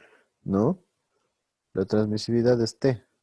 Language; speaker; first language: Spanish; native; Spanish